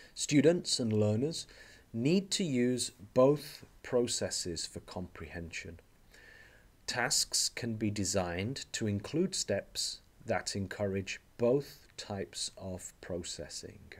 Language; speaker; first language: English; native; English